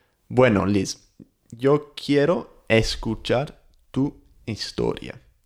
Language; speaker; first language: Spanish; non-native, fluent; English